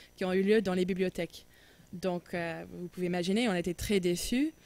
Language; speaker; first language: French; non-native, fluent; English